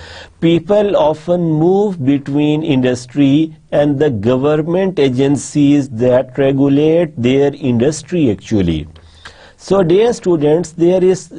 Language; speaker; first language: English; non-native, local second language; Urdu